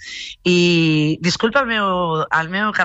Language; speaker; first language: Catalan; non-native, local second language; Spanish